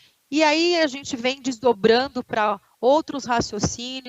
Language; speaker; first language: Portuguese; native; Portuguese